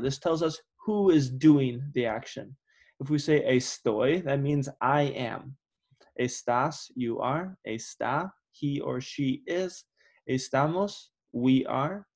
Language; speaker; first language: English; native; English